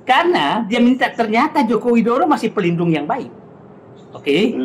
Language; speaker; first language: Indonesian; native; Indonesian